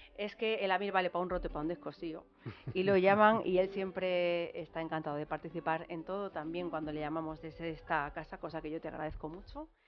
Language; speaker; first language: Spanish; native; Spanish